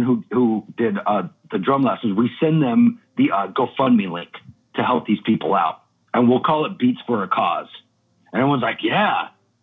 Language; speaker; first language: English; native; English